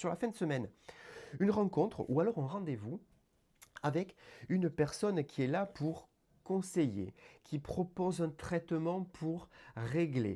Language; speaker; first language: French; native; French